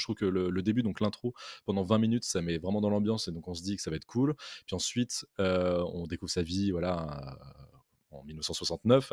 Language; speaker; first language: French; native; French